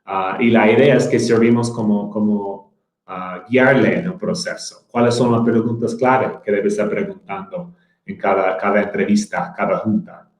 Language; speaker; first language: Spanish; non-native, fluent; English